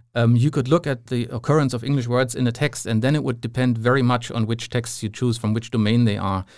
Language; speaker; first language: English; non-native, fluent; German